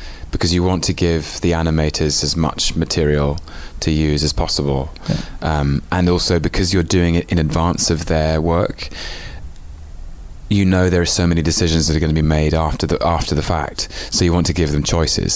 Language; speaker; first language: English; native; English